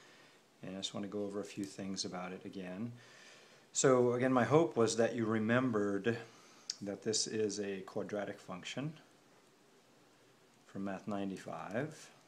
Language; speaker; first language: English; native; English